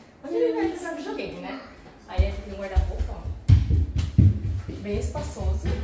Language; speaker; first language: Portuguese; native; Portuguese